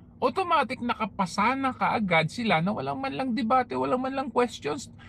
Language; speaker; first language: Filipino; native; Filipino